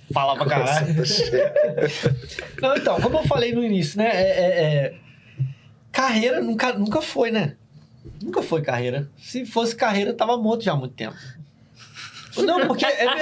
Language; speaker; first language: Portuguese; native; Portuguese